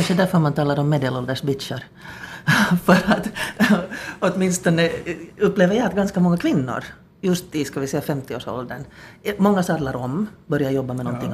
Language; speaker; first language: Swedish; native; Swedish